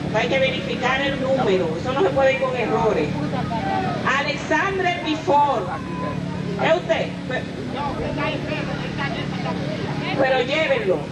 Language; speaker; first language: Spanish; native; Spanish